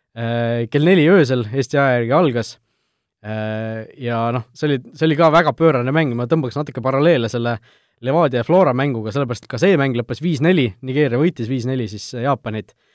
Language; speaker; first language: Estonian; native; Estonian